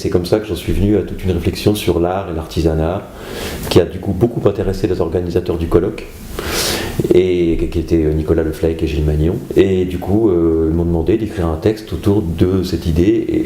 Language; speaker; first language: French; native; French